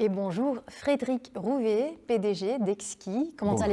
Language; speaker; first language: French; non-native, local second language; Dutch